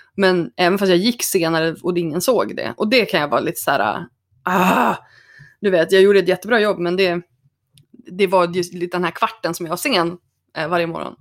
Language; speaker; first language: Swedish; native; Swedish